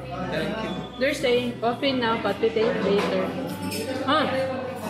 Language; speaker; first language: English; non-native, learner; Cebuano